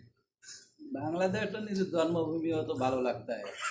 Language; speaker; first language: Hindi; non-native, learner; Bangla